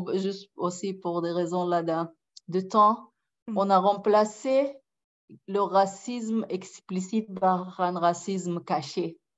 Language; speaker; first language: French; non-native, fluent; Arabic